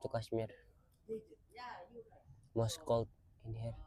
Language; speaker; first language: English; non-native, learner; Indonesian